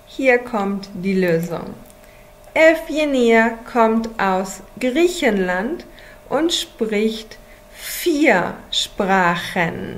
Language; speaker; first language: German; non-native, fluent; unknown